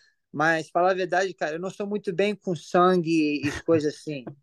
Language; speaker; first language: Portuguese; early bilingual, heritage; English